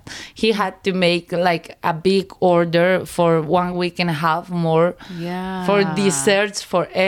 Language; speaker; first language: English; non-native, learner; Spanish